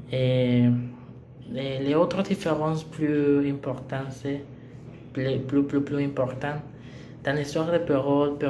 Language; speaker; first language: French; non-native, learner; Spanish